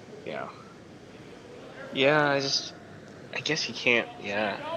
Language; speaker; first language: English; native; English